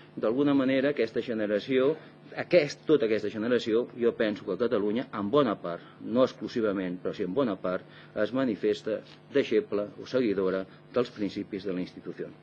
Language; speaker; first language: Catalan; native; Catalan